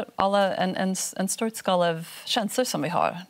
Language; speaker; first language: Swedish; non-native, fluent; Spanish